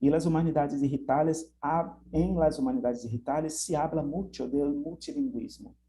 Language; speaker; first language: Spanish; non-native, fluent; Portuguese